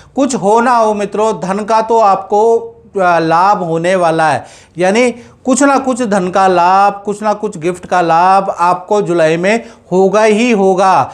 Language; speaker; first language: Hindi; non-native, local second language; Gujarati